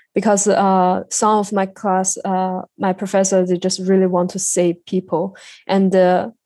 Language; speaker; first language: English; non-native, learner; Chinese